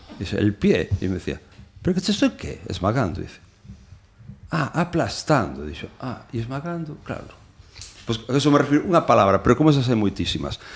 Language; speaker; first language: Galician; non-native, local second language; Spanish